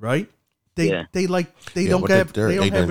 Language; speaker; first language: English; native; English